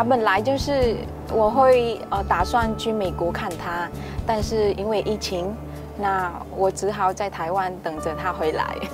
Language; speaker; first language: Chinese; non-native, fluent; Vietnamese